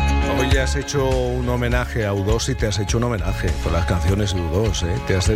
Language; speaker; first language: Spanish; native; Spanish